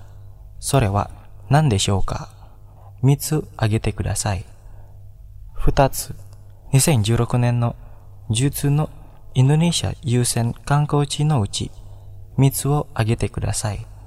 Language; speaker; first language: Japanese; non-native, fluent; Indonesian